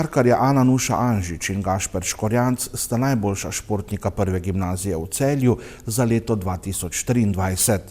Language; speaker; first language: Slovenian; native; Slovenian